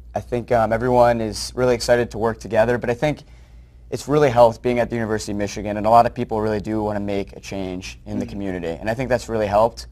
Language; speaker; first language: English; native; English